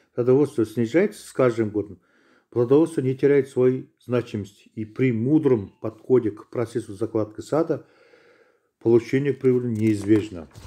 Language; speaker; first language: Russian; non-native, local second language; Kazakh